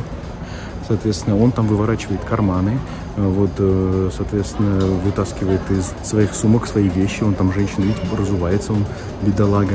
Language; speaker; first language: Russian; native; Russian